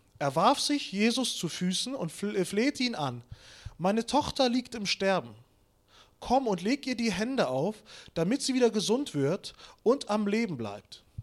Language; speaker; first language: German; early bilingual, other home language; Russian